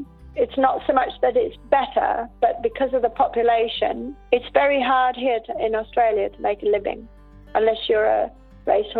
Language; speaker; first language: English; native; English